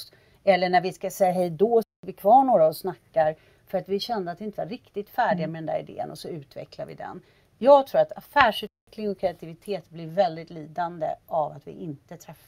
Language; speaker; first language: Swedish; native; Swedish